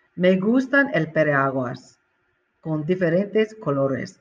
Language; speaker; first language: Spanish; non-native, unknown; English